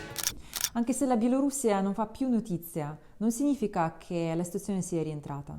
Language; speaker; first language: Italian; non-native, fluent; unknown